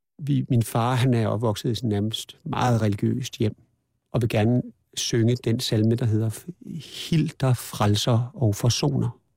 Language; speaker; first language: Danish; native; Danish